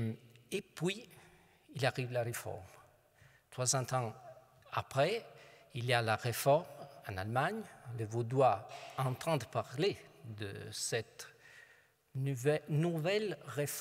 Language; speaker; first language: French; non-native, fluent; Italian